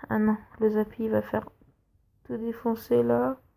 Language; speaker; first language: French; native; French